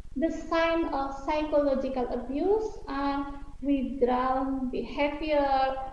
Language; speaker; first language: English; non-native, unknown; Indonesian